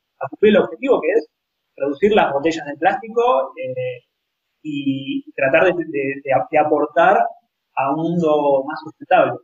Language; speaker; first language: Spanish; native; Spanish